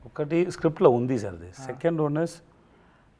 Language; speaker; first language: Telugu; non-native, learner; Tamil